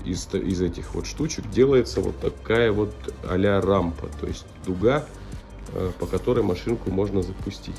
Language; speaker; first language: Russian; native; Russian